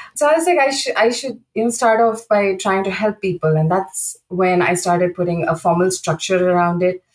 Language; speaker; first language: English; non-native, local second language; Telugu